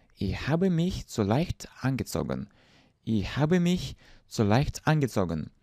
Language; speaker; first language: German; non-native, fluent; Russian